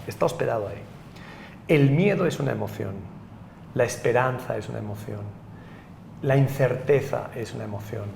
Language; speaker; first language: Spanish; native; Spanish